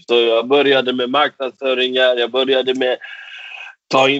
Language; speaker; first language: Swedish; non-native, fluent; Persian